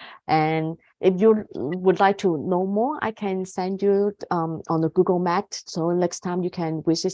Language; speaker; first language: English; non-native, fluent; Cantonese